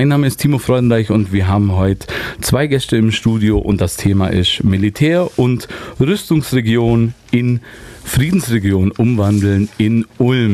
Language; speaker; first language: German; native; German